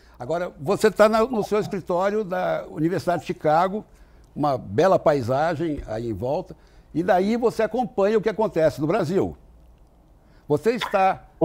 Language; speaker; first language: Portuguese; native; Portuguese